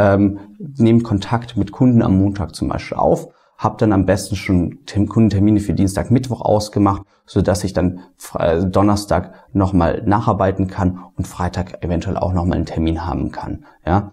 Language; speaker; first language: German; native; German